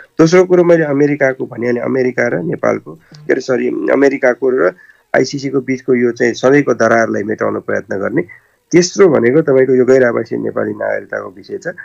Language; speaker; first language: Nepali; native; Nepali